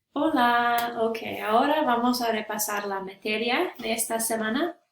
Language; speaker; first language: Spanish; non-native, fluent; English